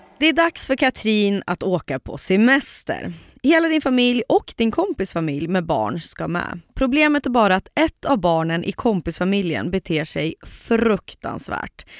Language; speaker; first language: Swedish; native; Swedish